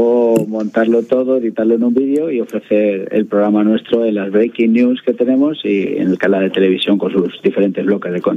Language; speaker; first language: Spanish; native; Spanish